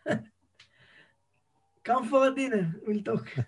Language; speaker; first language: English; non-native, fluent; Hebrew